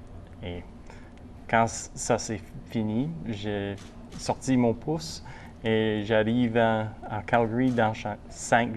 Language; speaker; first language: French; non-native, local second language; English